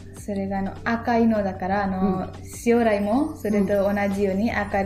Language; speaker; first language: Japanese; non-native, learner; Nepali